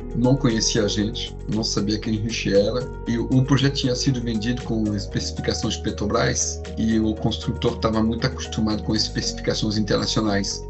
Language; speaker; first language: Portuguese; non-native, fluent; French